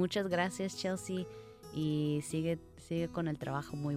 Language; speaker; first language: Spanish; early bilingual, heritage; Spanish